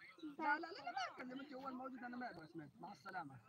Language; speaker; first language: Arabic; non-native, learner; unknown